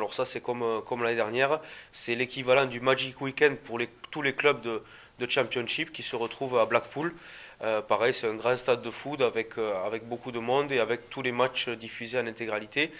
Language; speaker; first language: French; native; French